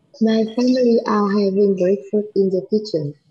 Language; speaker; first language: English; non-native, learner; Vietnamese